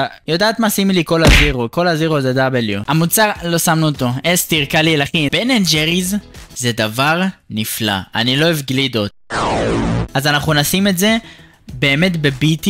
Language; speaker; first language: Hebrew; native; Hebrew